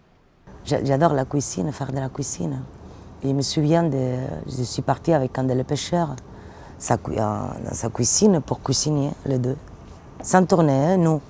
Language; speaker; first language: French; non-native, learner; Spanish